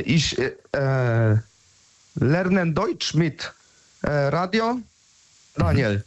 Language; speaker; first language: German; non-native, learner; Polish